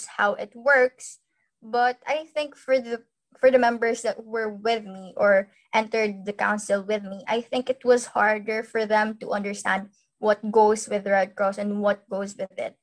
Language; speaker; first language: English; non-native, local second language; Hiligaynon